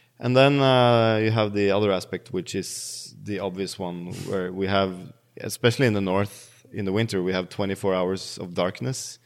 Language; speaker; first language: English; non-native, fluent; Norwegian